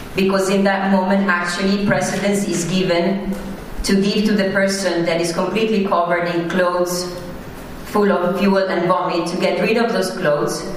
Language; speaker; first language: English; non-native, fluent; Italian